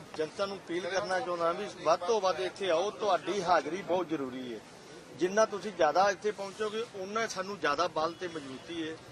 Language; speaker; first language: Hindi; native; Hindi